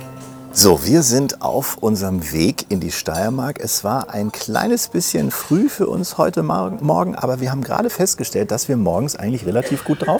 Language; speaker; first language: German; native; German